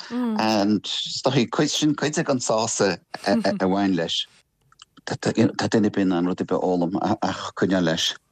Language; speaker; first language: Irish; non-native, local second language; English